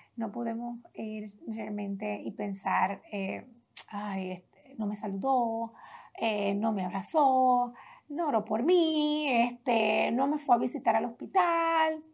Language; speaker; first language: Spanish; native; Spanish